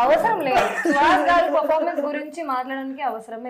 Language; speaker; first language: Telugu; non-native, learner; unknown